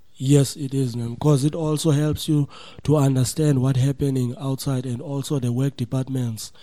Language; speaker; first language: English; non-native, local second language; Xhosa